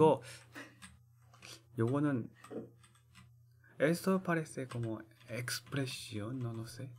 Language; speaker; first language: Spanish; non-native, learner; Korean